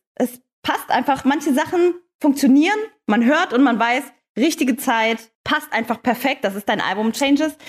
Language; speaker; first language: German; native; German